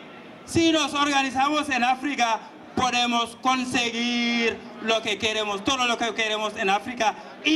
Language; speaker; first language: Spanish; non-native, fluent; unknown